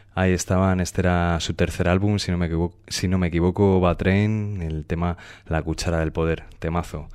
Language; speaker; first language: Spanish; native; Spanish